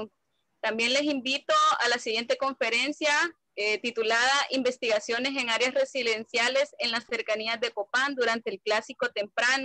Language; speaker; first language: Spanish; native; Spanish